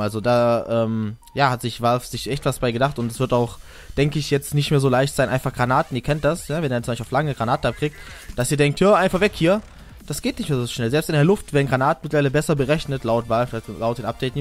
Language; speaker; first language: German; native; German